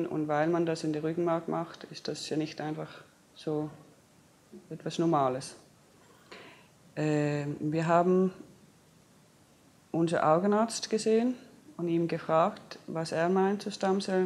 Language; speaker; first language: German; non-native, fluent; Danish